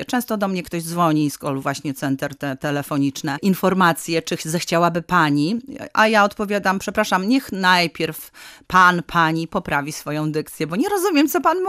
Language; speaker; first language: Polish; native; Polish